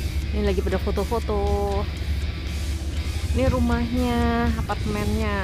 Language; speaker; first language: Indonesian; native; Indonesian